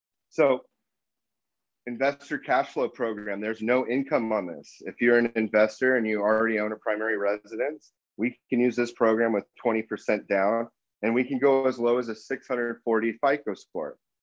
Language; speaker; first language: English; native; English